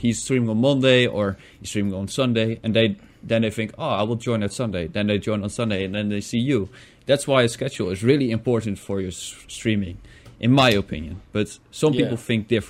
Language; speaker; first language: English; non-native, fluent; Dutch